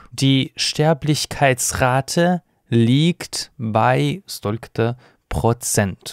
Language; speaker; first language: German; non-native, fluent; Russian